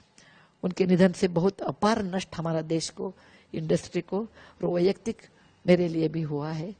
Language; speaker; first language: Hindi; non-native, local second language; Kannada